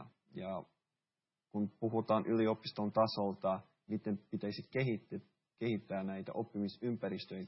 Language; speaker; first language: Finnish; early bilingual, heritage; Finnish